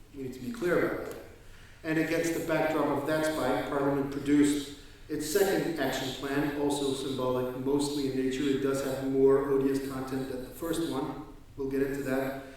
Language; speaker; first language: English; non-native, fluent; Danish